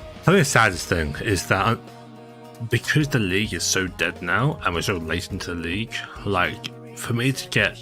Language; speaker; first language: English; native; English